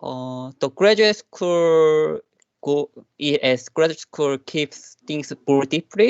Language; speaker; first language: English; non-native, learner; Korean